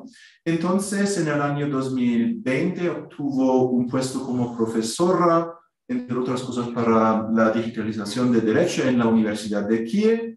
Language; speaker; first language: Spanish; non-native, fluent; German